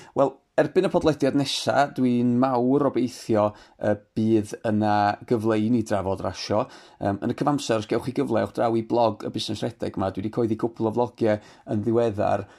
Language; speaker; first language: Welsh; native; Welsh